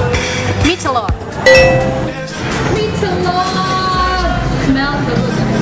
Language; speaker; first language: English; non-native, fluent; Indonesian